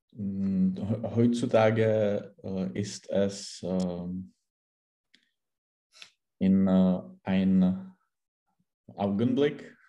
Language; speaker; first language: German; non-native, learner; Czech